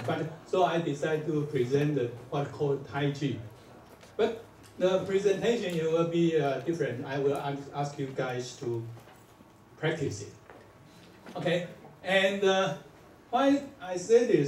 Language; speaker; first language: English; non-native, fluent; Chinese